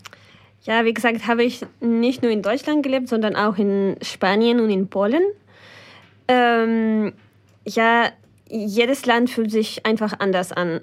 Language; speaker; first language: German; non-native, fluent; Ukrainian